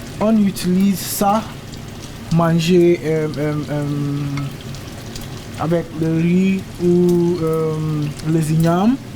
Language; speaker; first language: French; non-native, learner; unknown